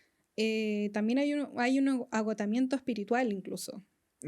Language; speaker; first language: Spanish; native; Spanish